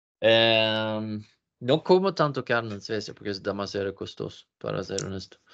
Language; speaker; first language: Spanish; non-native, fluent; Swedish